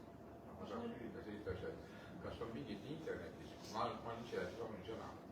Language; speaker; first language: Estonian; non-native, learner; Ukrainian